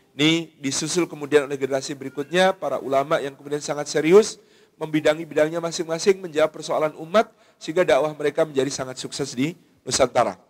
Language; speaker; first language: Indonesian; native; Indonesian